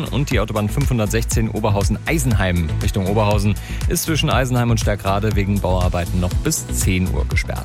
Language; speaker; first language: German; native; German